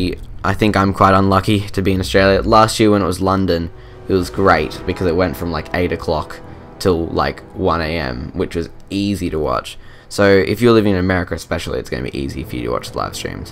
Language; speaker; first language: English; native; English